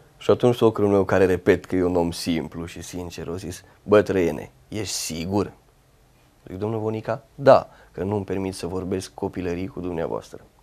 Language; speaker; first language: Romanian; native; Romanian